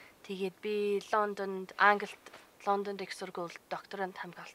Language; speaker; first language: Mongolian; non-native, fluent; English